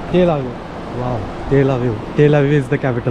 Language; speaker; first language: English; non-native, local second language; Hindi